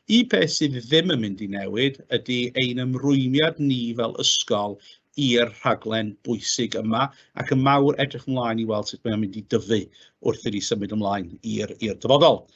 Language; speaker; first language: Welsh; native; Welsh